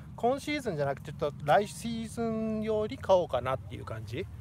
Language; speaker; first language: Japanese; native; Japanese